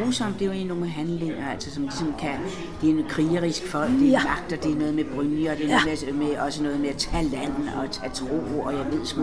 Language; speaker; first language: Danish; native; Danish